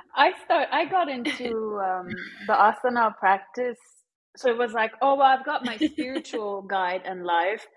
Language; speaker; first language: English; early bilingual, other home language; Persian